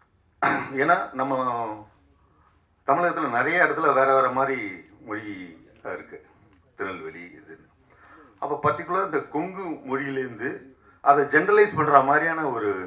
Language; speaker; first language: Tamil; native; Tamil